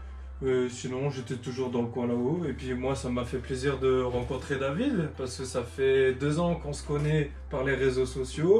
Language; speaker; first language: French; native; French